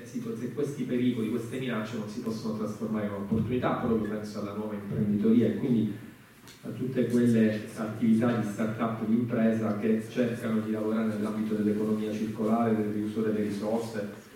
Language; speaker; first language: Italian; native; Italian